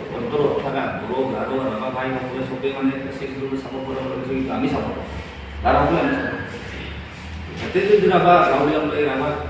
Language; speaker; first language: Assamese; non-native, local second language; Garo